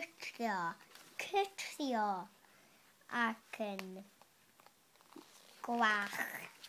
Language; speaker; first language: Welsh; non-native, local second language; English